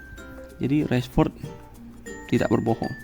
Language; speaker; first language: Indonesian; native; Indonesian